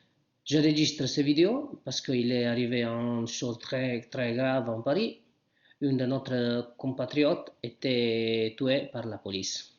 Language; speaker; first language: French; non-native, learner; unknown